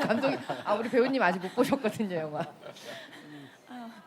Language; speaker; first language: Korean; native; Korean